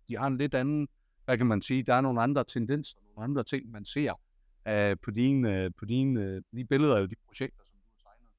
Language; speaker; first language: Danish; native; Danish